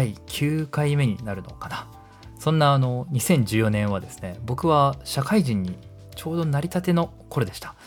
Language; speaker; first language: Japanese; native; Japanese